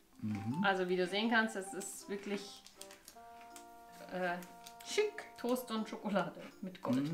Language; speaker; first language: German; native; German